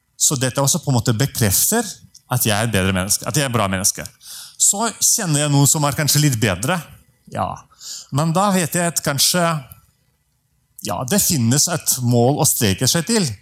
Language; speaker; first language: Norwegian; non-native, fluent; Russian